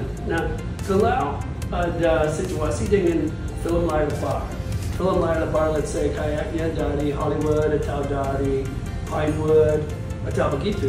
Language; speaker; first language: Indonesian; non-native, fluent; English